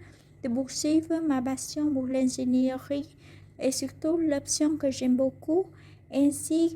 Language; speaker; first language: French; non-native, fluent; Vietnamese